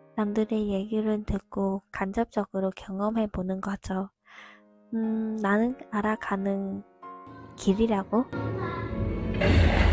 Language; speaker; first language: Korean; non-native, fluent; Vietnamese